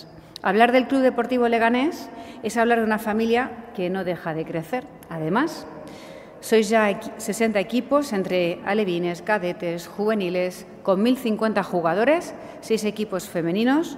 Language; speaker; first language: Spanish; native; Spanish